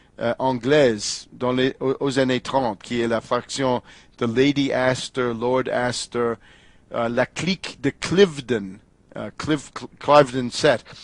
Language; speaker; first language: French; non-native, fluent; English